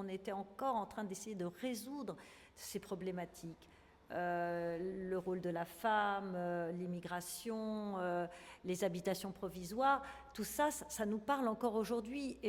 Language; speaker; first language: French; native; French